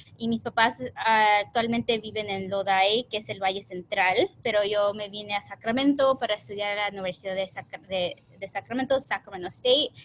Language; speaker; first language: Spanish; early bilingual, heritage; Spanish